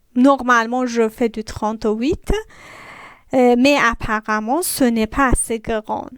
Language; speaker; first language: French; non-native, fluent; Persian